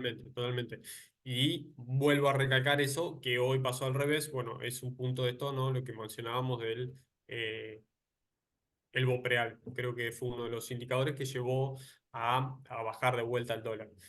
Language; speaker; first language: Spanish; native; Spanish